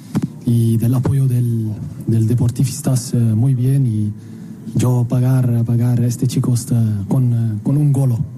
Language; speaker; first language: Spanish; non-native, learner; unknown